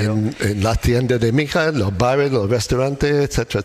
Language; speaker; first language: Spanish; non-native, learner; English